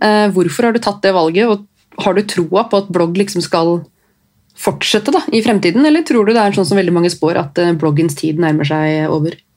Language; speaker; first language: Norwegian; native; Norwegian